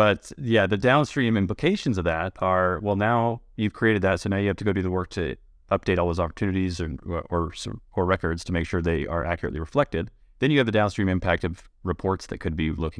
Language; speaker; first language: English; native; English